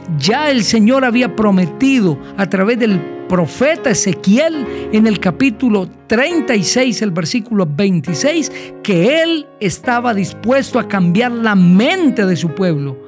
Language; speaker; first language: Spanish; native; Spanish